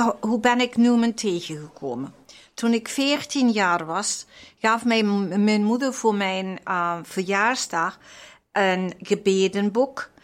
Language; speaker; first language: Dutch; non-native, fluent; German